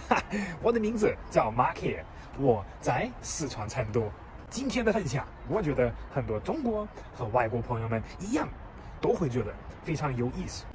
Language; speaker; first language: Chinese; non-native, fluent; German